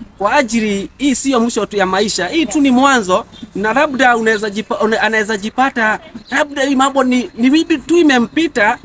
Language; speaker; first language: Swahili; non-native, local second language; Kikuyu